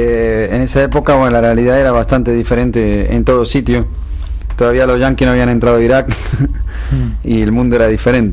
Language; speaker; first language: Spanish; native; Spanish